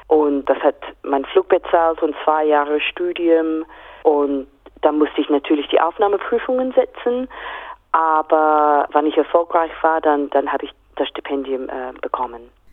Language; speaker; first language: German; non-native, fluent; English